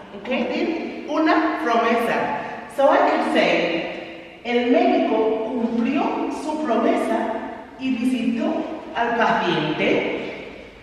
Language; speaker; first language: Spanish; non-native, fluent; English